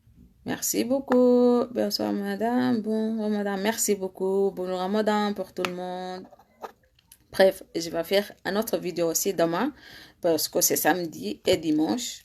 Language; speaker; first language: French; non-native, learner; Arabic